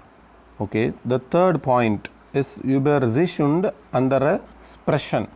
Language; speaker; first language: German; non-native, learner; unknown